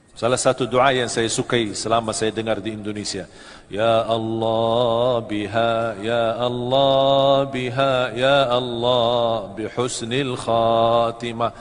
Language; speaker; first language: Malay; non-native, fluent; Arabic